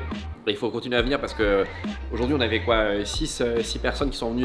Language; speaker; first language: French; native; French